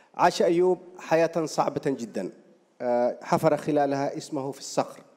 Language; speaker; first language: Arabic; native; Arabic